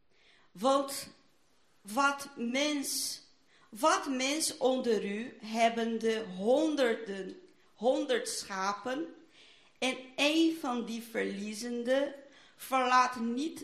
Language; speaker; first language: Dutch; non-native, fluent; Portuguese